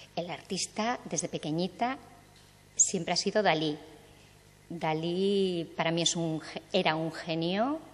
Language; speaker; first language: Spanish; native; Spanish